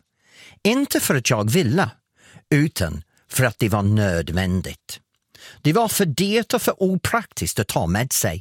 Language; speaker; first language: Swedish; non-native, fluent; English